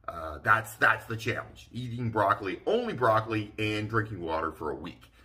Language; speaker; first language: English; native; English